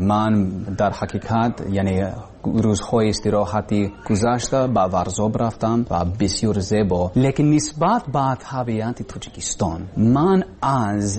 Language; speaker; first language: Persian; non-native, learner; English